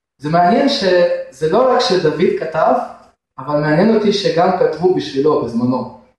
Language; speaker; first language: Hebrew; non-native, fluent; Russian